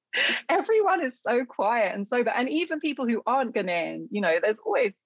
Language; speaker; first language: English; early bilingual, other home language; Akan